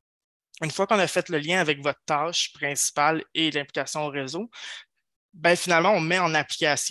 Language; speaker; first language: French; native; French